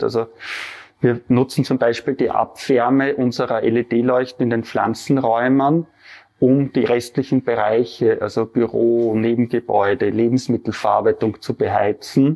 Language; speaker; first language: German; native; German